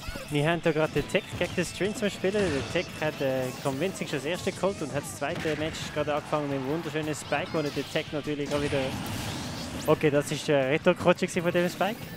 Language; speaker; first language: German; native; German